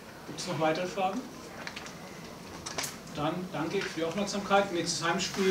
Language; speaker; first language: German; native; German